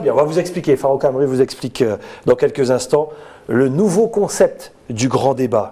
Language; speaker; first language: French; native; French